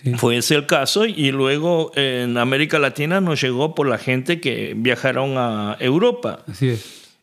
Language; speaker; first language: Spanish; native; Spanish